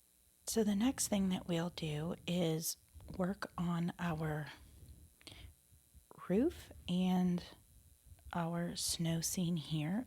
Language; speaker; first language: English; native; English